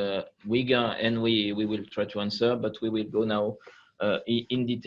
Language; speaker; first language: English; non-native, fluent; French